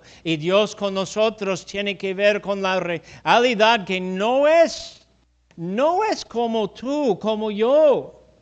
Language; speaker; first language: Spanish; non-native, fluent; English